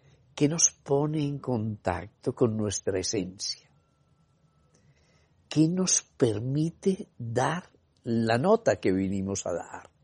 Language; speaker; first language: Spanish; native; Spanish